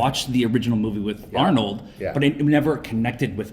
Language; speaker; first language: English; native; English